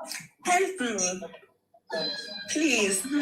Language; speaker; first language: English; non-native, learner; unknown